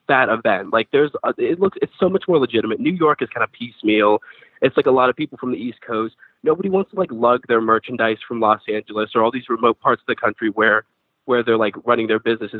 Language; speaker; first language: English; native; English